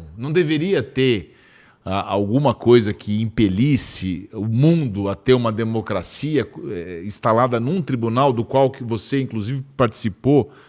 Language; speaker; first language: Portuguese; native; Portuguese